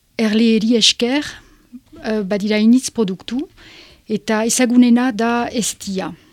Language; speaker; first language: Basque; non-native, local second language; French